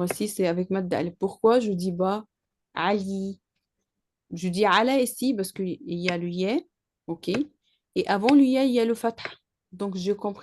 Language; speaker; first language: French; non-native, learner; Arabic